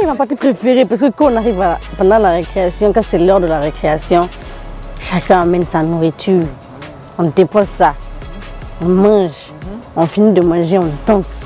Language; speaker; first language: French; non-native, local second language; Fula